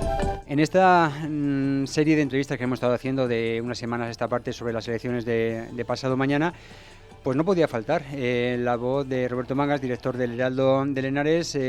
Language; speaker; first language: Spanish; native; Spanish